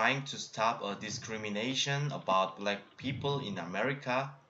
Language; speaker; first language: English; non-native, learner; Korean